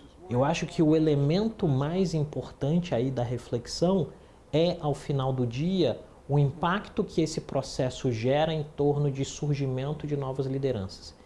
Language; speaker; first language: Portuguese; native; Portuguese